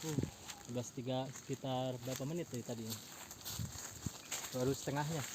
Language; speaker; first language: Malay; non-native, local second language; Sundanese